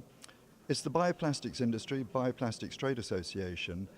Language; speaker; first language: English; native; English